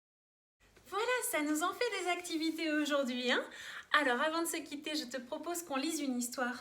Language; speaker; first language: French; native; French